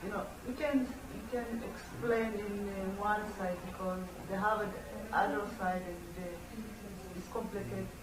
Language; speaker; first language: English; non-native, learner; Amharic